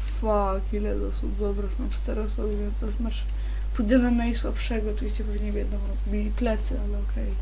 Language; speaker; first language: Polish; native; Polish